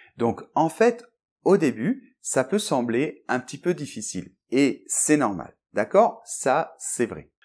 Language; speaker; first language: French; native; French